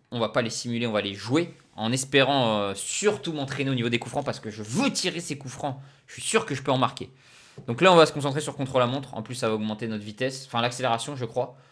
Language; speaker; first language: French; native; French